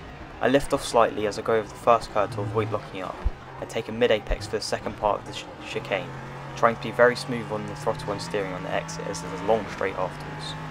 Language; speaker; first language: English; native; English